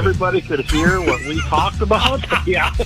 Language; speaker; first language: English; native; English